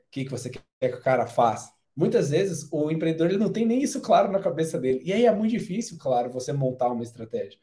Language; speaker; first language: Portuguese; native; Portuguese